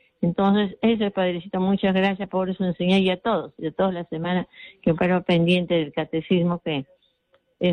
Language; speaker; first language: Spanish; native; Spanish